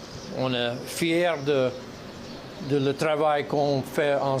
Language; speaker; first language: French; non-native, learner; English